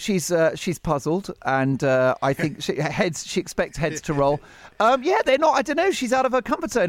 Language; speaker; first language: English; native; English